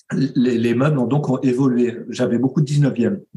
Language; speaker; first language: French; native; French